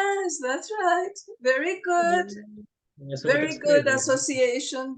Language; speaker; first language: English; non-native, fluent; Portuguese